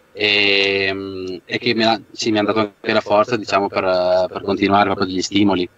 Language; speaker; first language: Italian; native; Italian